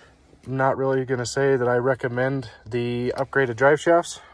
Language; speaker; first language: English; native; English